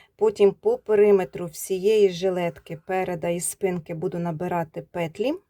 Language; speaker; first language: Ukrainian; native; Ukrainian